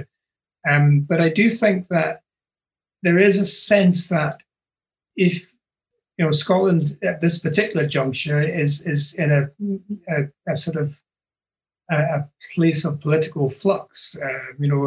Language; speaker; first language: English; native; English